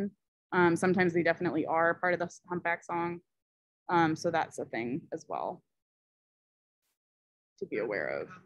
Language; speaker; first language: English; native; English